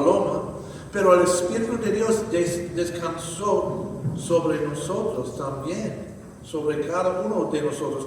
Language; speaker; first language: Spanish; non-native, fluent; English